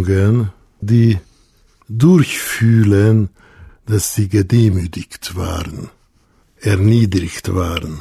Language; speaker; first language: German; non-native, fluent; Hungarian